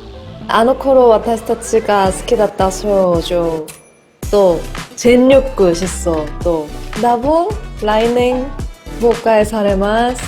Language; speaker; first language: Japanese; non-native, learner; Korean